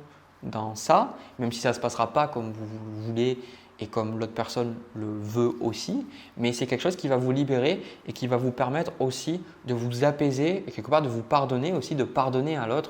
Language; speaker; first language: French; native; French